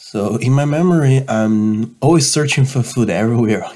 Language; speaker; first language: English; non-native, learner; Chinese